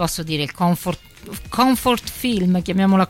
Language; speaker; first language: Italian; native; Italian